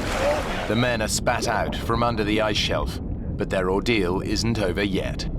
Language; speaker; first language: English; native; English